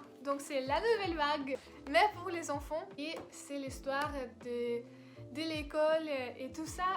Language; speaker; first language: French; non-native, learner; Russian